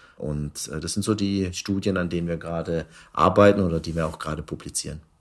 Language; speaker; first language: German; early bilingual, other home language; Turkish